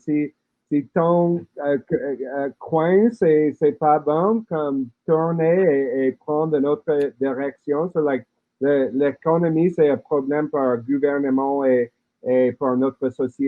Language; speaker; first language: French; non-native, learner; English